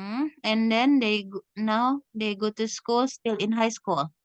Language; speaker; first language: English; non-native, fluent; Indonesian